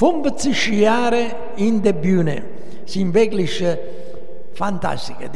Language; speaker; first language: German; non-native, fluent; Italian